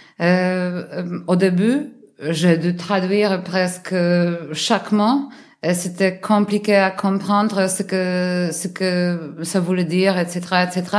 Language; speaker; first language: French; non-native, learner; Polish